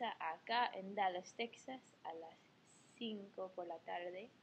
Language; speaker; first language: Spanish; non-native, fluent; English